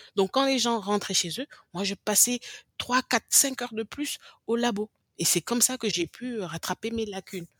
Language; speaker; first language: French; non-native, local second language; English